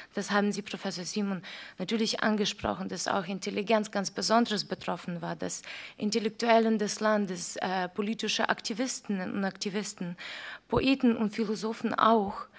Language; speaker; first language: German; non-native, fluent; Ukrainian